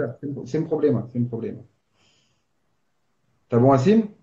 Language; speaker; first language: Portuguese; non-native, fluent; French